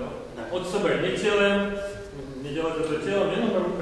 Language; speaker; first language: Russian; native; Russian